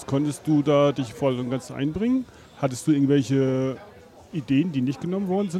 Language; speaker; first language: German; native; German